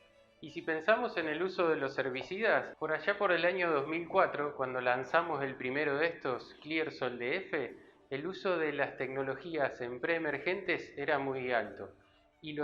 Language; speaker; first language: Spanish; native; Spanish